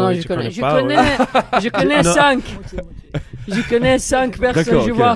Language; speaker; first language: French; non-native, learner; Arabic